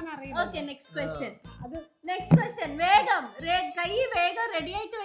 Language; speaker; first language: Malayalam; non-native, learner; Tamil